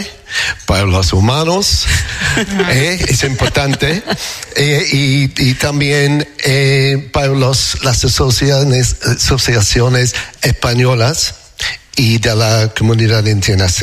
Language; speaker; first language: Spanish; non-native, learner; English